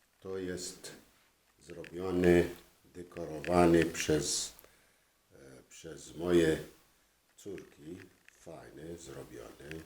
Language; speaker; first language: Polish; non-native, learner; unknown